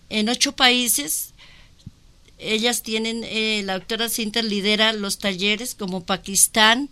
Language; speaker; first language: Spanish; native; Spanish